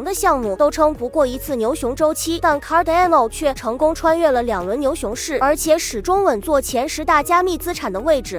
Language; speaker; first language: Chinese; native; Chinese